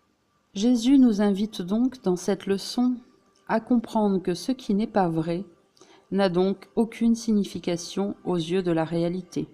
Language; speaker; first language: French; native; French